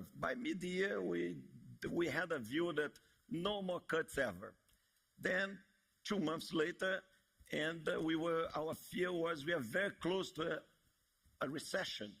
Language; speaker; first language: English; non-native, fluent; Portuguese